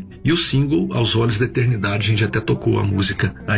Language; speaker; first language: Portuguese; native; Portuguese